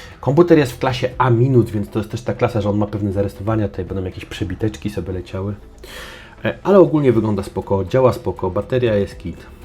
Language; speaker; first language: Polish; native; Polish